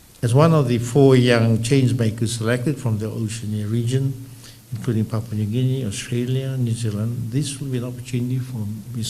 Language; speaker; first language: English; non-native, local second language; Fijian